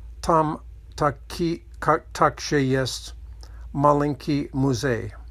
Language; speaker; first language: Russian; non-native, learner; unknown